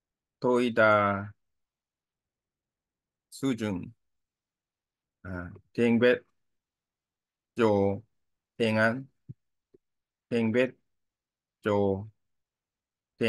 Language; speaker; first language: Vietnamese; non-native, learner; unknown